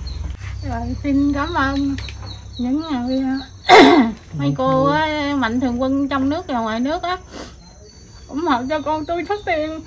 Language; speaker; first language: Vietnamese; native; Vietnamese